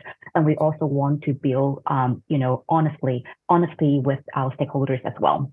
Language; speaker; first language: English; non-native, fluent; Cantonese